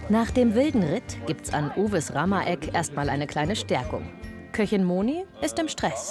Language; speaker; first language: German; native; German